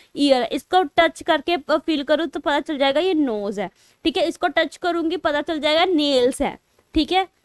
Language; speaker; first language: Hindi; non-native, local second language; Punjabi